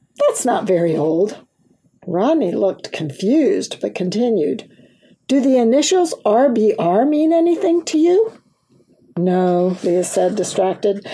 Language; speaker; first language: English; early bilingual, other home language; German